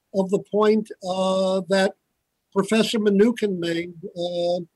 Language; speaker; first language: English; native; English